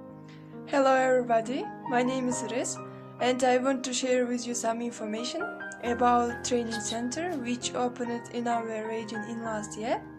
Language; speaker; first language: English; non-native, learner; Kyrgyz